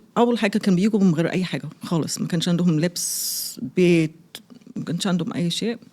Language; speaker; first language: Egyptian Arabic; early bilingual, heritage; Arabic